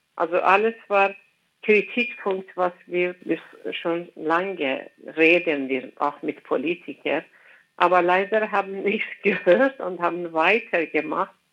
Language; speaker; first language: German; non-native, fluent; Persian